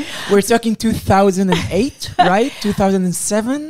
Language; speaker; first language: English; non-native, fluent; Hebrew